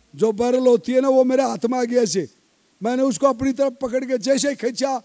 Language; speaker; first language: Hindi; native; Hindi